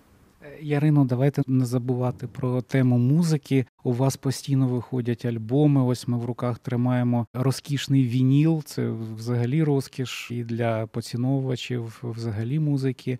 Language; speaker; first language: Ukrainian; native; Ukrainian